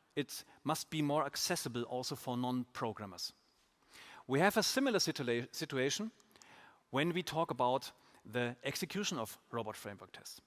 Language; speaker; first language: English; non-native, fluent; German